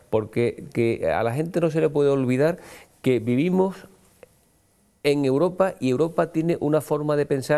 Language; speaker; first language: Spanish; native; Spanish